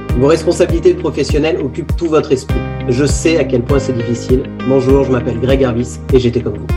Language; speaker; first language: French; native; French